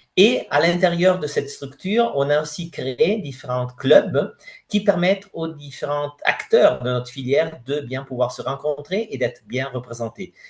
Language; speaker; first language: French; non-native, fluent; Italian